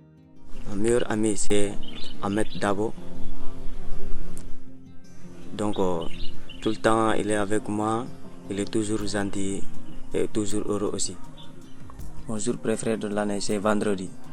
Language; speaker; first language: French; non-native, learner; Mandingo